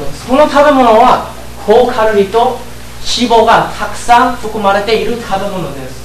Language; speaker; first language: Japanese; non-native, learner; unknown